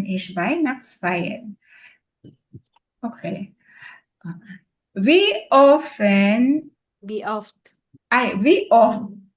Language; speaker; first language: German; non-native, learner; Filipino